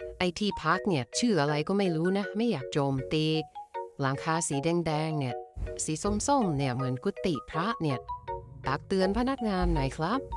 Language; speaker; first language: Thai; native; Thai